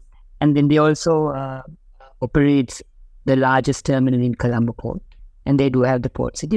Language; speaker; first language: English; non-native, local second language; Sinhala